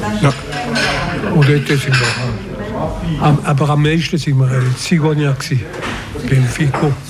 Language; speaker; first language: German; non-native, local second language; French